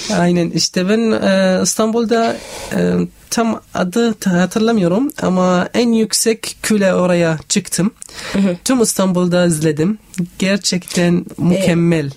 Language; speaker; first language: Turkish; non-native, learner; Arabic